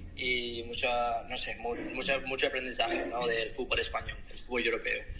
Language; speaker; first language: Spanish; non-native, fluent; Korean